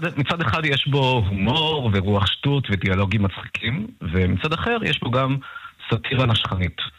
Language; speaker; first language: Hebrew; early bilingual, other home language; Russian